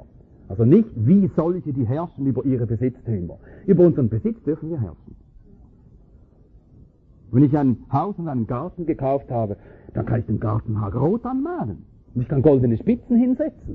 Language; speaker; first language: German; native; German